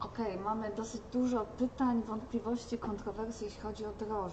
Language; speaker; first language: Polish; native; Polish